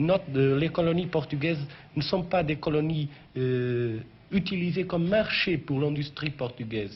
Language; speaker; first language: French; non-native, fluent; Portuguese